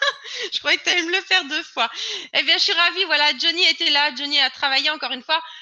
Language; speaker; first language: French; native; French